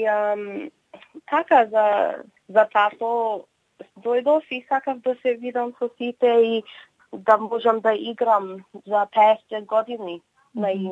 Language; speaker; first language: Macedonian; early bilingual, heritage; Macedonian